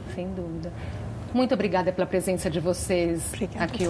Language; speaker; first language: Portuguese; native; Portuguese